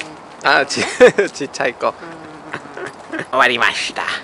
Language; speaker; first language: Japanese; non-native, fluent; Spanish